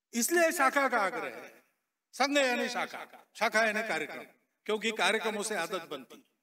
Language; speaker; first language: Hindi; non-native, local second language; Marathi